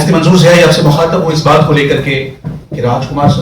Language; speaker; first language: Hindi; native; Hindi